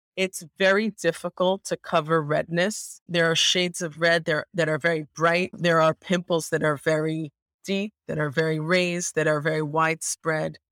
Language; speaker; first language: English; native; English